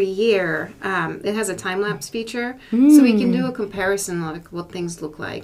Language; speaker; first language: English; non-native, fluent; Polish